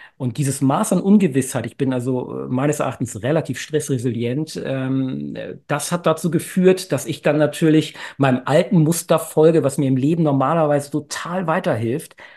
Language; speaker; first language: German; native; German